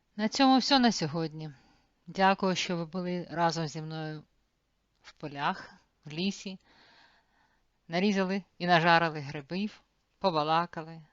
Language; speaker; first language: Ukrainian; native; Ukrainian